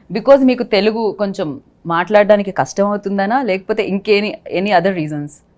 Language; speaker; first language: Telugu; native; Telugu